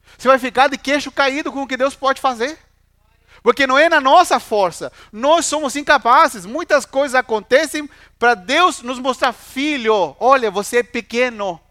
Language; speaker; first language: Portuguese; non-native, fluent; Spanish